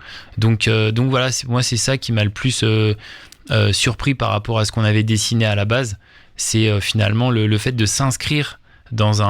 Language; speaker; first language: French; native; French